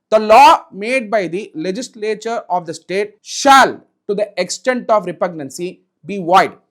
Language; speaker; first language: English; non-native, local second language; Tamil